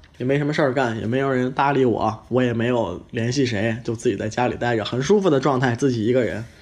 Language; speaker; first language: Chinese; native; Chinese